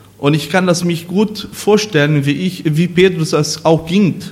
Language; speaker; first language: German; non-native, learner; Portuguese